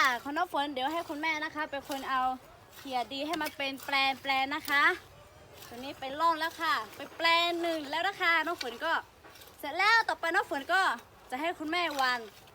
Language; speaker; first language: Thai; non-native, local second language; Lahu